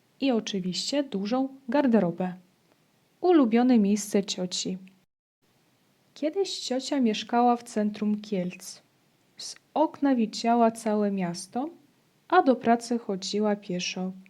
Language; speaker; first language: Polish; non-native, fluent; Ukrainian